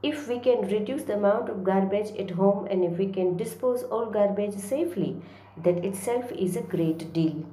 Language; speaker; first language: English; non-native, local second language; Gujarati